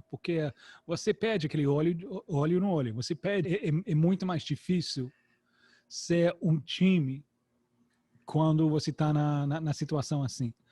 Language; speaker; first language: Portuguese; non-native, fluent; English